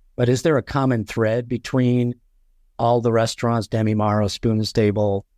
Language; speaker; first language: English; native; English